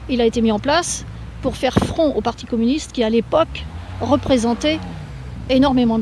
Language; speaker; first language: French; native; French